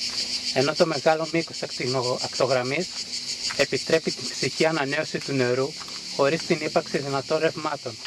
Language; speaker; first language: Greek; native; Greek